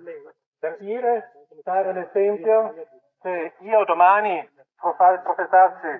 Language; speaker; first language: Italian; non-native, fluent; German